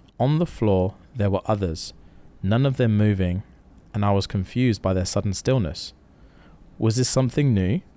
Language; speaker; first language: English; native; English